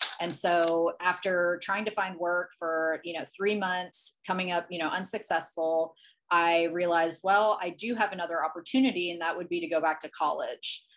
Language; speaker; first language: English; native; English